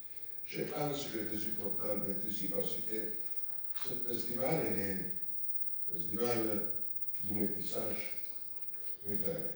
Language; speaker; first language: French; non-native, learner; Italian